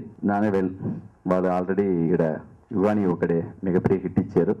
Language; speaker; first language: Telugu; non-native, learner; Tamil